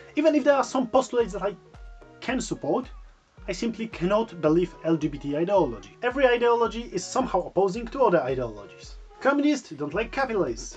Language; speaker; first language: English; non-native, fluent; Polish